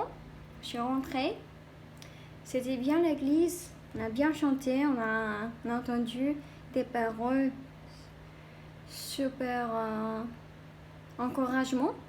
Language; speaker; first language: French; non-native, learner; Korean